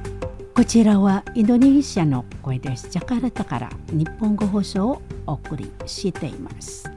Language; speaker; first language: Japanese; non-native, fluent; Indonesian